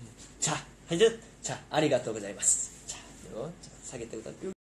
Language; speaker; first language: Japanese; non-native, learner; Korean